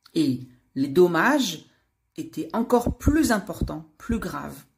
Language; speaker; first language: French; native; French